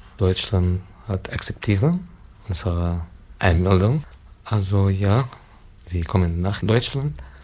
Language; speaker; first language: German; non-native, learner; Arabic